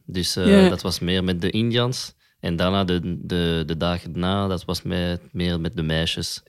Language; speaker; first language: Dutch; non-native, local second language; French